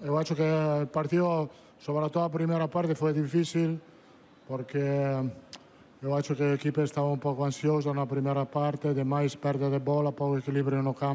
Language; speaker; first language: Portuguese; non-native, fluent; Italian